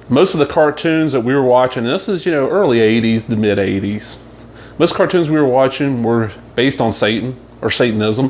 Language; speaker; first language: English; native; English